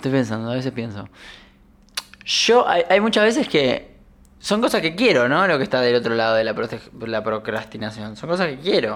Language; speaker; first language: Spanish; native; Spanish